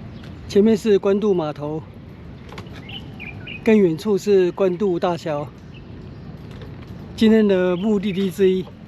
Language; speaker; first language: Chinese; native; Chinese